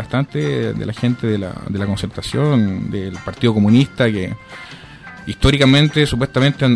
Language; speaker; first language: Spanish; native; Spanish